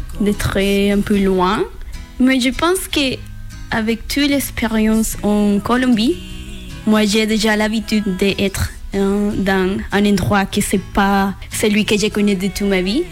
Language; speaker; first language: French; non-native, learner; Spanish